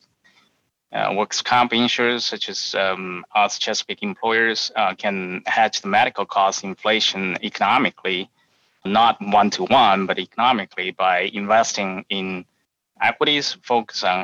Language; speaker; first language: English; non-native, fluent; Chinese